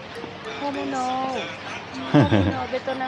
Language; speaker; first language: Japanese; non-native, learner; Vietnamese